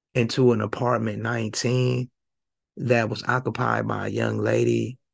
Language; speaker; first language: English; native; English